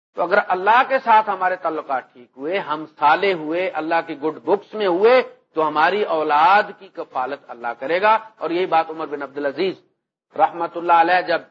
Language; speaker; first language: Urdu; non-native, local second language; Punjabi